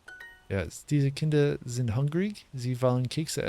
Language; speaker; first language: German; non-native, learner; English